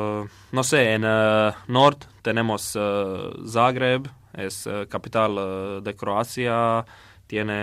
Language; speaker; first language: Spanish; non-native, learner; Croatian